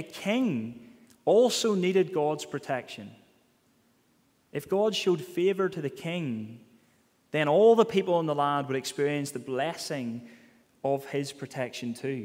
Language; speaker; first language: English; native; English